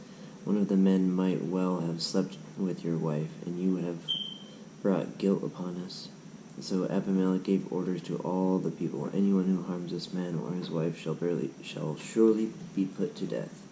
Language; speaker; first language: English; native; English